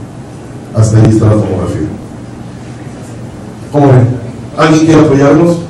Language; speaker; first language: Spanish; native; Spanish